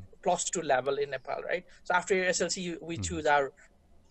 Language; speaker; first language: English; non-native, local second language; Nepali